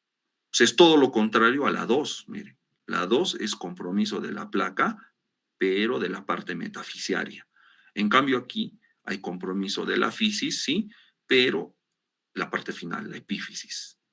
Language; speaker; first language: Spanish; native; Spanish